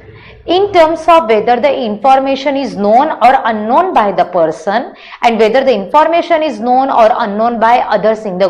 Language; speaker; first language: English; non-native, local second language; Hindi